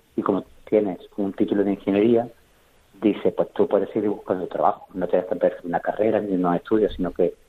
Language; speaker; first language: Spanish; native; Spanish